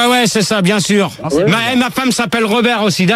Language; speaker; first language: French; native; French